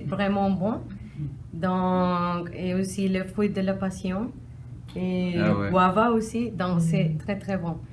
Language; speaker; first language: French; non-native, learner; Spanish